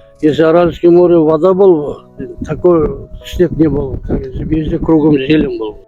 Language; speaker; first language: Russian; non-native, local second language; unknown